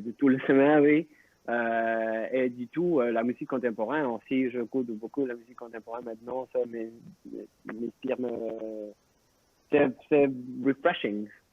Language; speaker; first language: French; non-native, local second language; Spanish